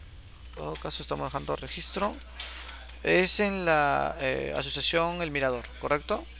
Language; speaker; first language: Spanish; native; Spanish